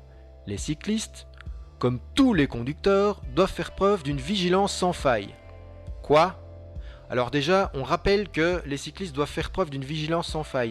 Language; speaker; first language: French; native; French